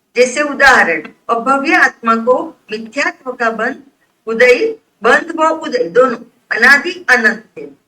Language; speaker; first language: Hindi; non-native, local second language; Gujarati